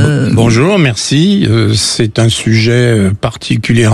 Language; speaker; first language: French; native; French